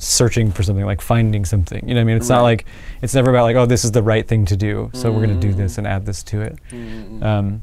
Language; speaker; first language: English; native; English